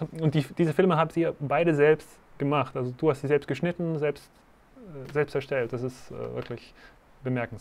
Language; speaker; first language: German; native; German